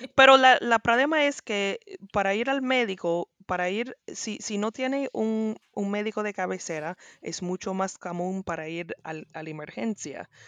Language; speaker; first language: Spanish; non-native, learner; English